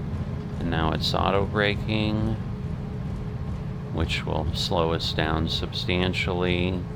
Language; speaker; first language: English; native; English